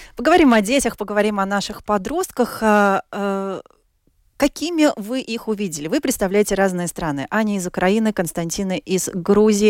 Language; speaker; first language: Russian; native; Russian